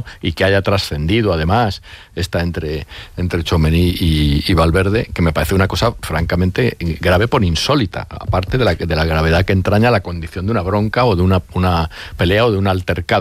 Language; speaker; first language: Spanish; native; Spanish